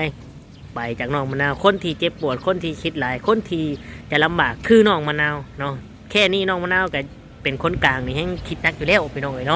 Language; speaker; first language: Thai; non-native, local second language; Lao